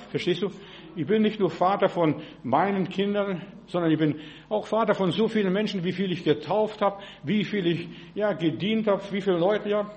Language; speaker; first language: German; non-native, fluent; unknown